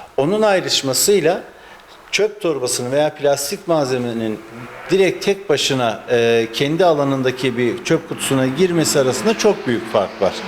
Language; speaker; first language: Turkish; early bilingual, heritage; Turkish